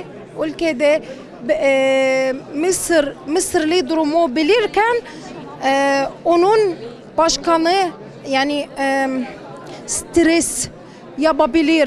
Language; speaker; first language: Turkish; non-native, learner; Arabic